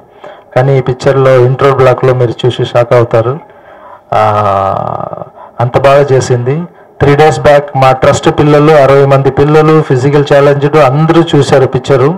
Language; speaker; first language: Telugu; non-native, fluent; Tamil